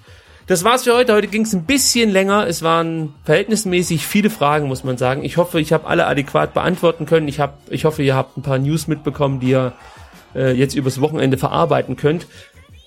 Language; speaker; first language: German; native; German